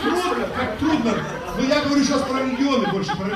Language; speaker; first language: Russian; native; Russian